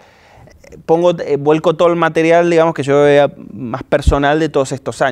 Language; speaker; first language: Spanish; native; Spanish